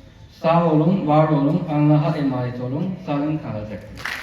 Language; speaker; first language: Turkish; non-native, fluent; Chinese